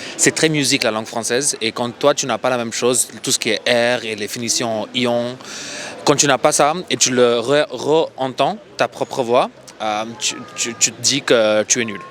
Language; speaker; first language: French; non-native, fluent; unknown